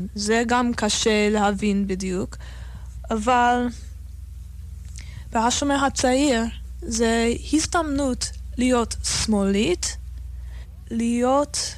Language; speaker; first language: Hebrew; non-native, fluent; English